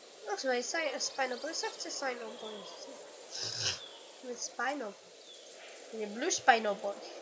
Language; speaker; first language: English; non-native, learner; Arabic